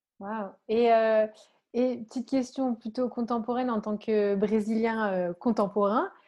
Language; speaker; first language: French; native; French